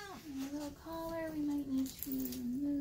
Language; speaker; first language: English; native; English